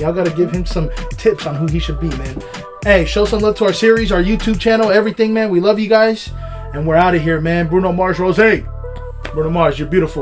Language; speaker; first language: English; early bilingual, other home language; Spanish